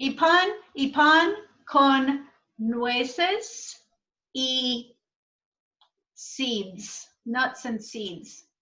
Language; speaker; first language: Spanish; non-native, learner; English